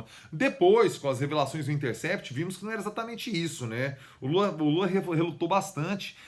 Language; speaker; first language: Portuguese; native; Portuguese